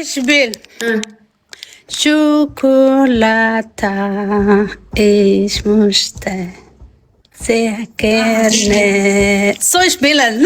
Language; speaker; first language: German; non-native, learner; Amharic